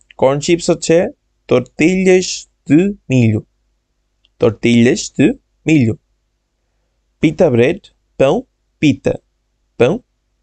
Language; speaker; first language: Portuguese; non-native, fluent; Bangla